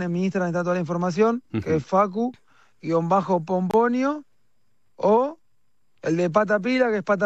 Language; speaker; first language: Spanish; native; Spanish